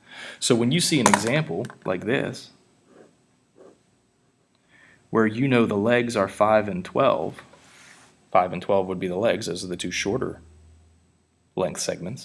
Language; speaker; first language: English; native; English